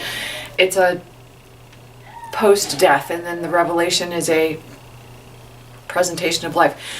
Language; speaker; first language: English; native; English